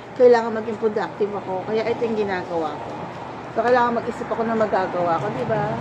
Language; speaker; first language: Filipino; native; Filipino